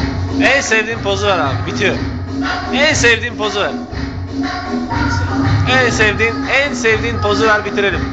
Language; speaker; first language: Turkish; native; Turkish